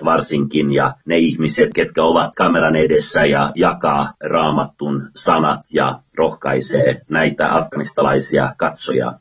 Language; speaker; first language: Finnish; non-native, fluent; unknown